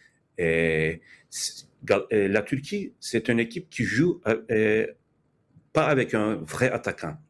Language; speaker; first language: French; non-native, fluent; Turkish